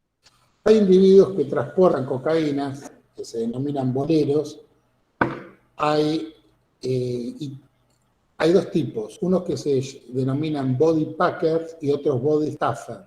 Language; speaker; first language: Spanish; native; Spanish